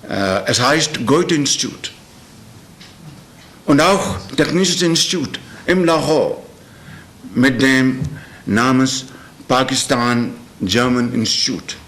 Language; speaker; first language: German; non-native, learner; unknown